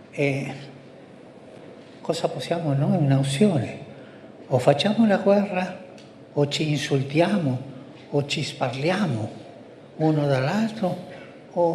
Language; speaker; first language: Italian; non-native, fluent; Spanish